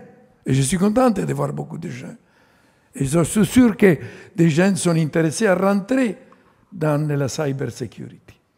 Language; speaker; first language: French; non-native, fluent; Italian